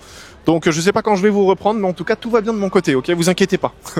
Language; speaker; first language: French; native; French